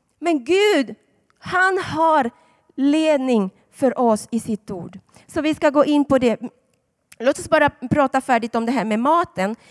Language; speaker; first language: Swedish; non-native, fluent; Spanish